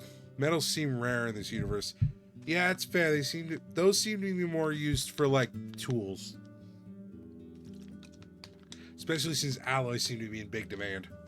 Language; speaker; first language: English; native; English